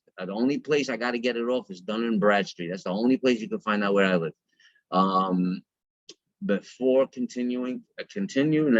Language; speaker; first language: English; native; English